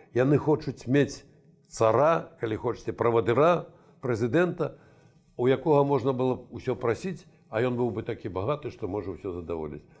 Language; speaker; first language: Belarusian; native; Belarusian